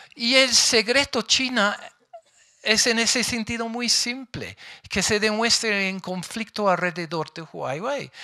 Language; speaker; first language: Spanish; non-native, fluent; English